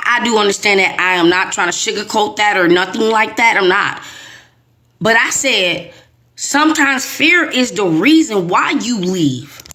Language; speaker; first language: English; native; English